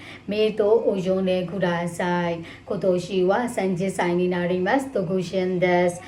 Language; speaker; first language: Japanese; non-native, learner; Burmese